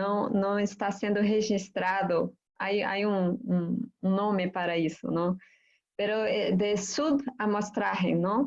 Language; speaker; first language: Spanish; non-native, fluent; Portuguese